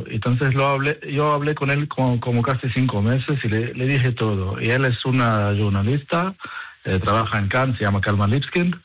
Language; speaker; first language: Spanish; non-native, learner; Hebrew